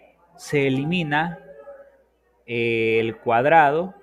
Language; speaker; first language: Spanish; native; Spanish